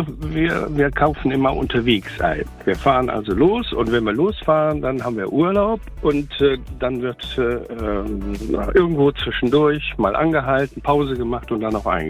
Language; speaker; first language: German; native; German